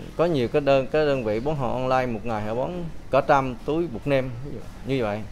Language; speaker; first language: Vietnamese; native; Vietnamese